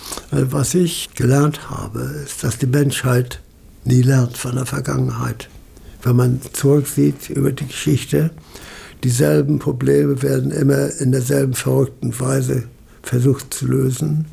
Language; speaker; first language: German; early bilingual, heritage; German